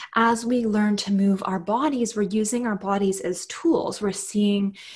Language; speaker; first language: English; native; English